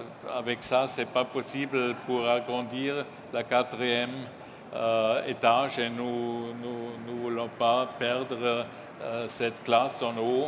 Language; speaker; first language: French; non-native, learner; German